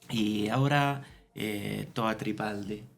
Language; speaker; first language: Spanish; non-native, fluent; Italian